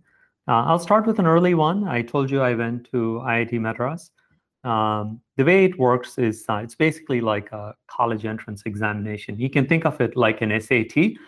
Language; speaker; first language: English; non-native, local second language; Tamil